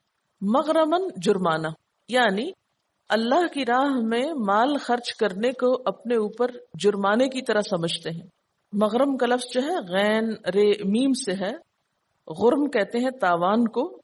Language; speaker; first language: Urdu; native; Urdu